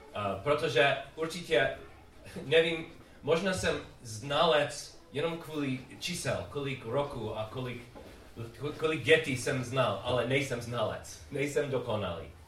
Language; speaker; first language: Czech; non-native, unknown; English